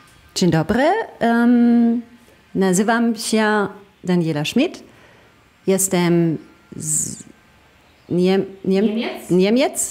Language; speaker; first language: Polish; non-native, learner; German